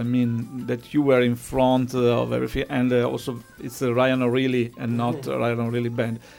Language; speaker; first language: English; non-native, fluent; Italian